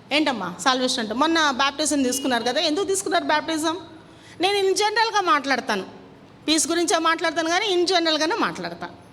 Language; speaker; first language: Telugu; non-native, local second language; Kannada